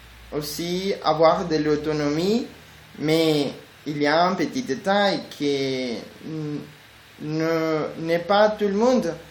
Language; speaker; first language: French; non-native, learner; Spanish